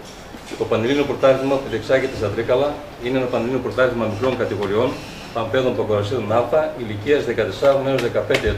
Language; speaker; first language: Greek; native; Greek